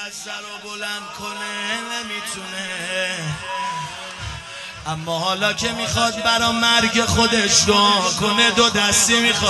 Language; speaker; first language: Persian; native; Persian